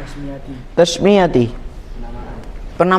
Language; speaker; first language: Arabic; non-native, fluent; Indonesian